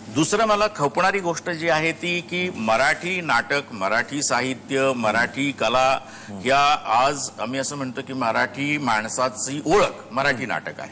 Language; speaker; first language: Marathi; native; Marathi